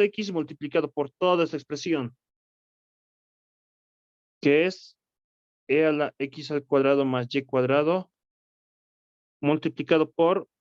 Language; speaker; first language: Spanish; native; Spanish